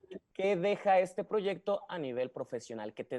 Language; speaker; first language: Spanish; native; Spanish